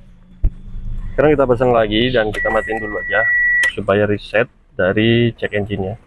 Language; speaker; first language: Indonesian; native; Indonesian